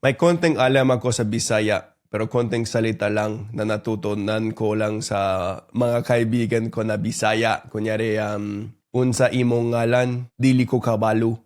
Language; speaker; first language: Filipino; non-native, fluent; English